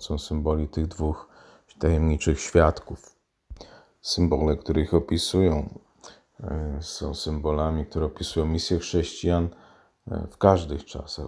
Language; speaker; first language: Polish; native; Polish